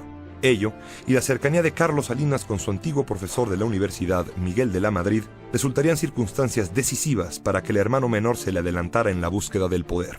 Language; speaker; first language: Spanish; native; Spanish